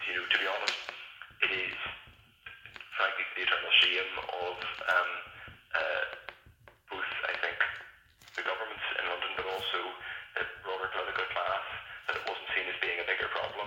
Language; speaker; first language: English; native; English